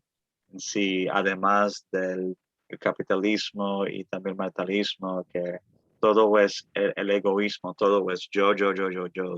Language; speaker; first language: Spanish; early bilingual, other home language; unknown